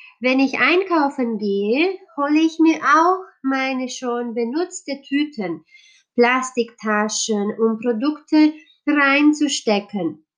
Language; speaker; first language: German; non-native, learner; Romanian